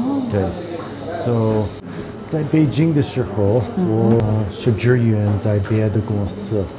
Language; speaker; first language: Chinese; non-native, learner; English